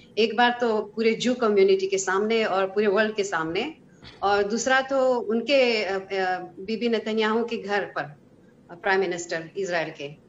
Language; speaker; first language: Hindi; non-native, fluent; Hebrew